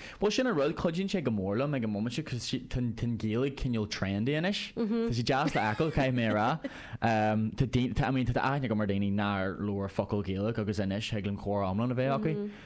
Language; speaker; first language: Irish; native; Irish